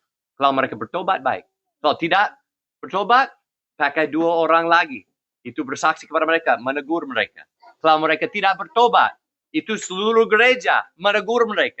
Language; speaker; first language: Indonesian; non-native, fluent; English